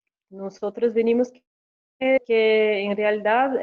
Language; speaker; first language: Spanish; non-native, learner; Portuguese